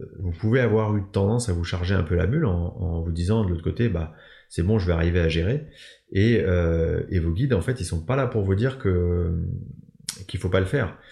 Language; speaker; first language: French; native; French